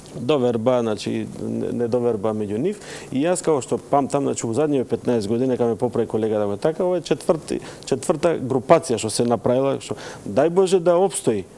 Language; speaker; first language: Macedonian; native; Macedonian